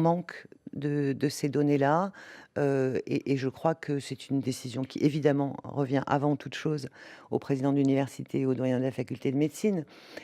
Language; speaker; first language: French; native; French